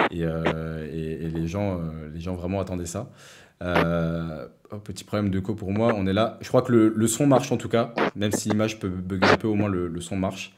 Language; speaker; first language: French; native; French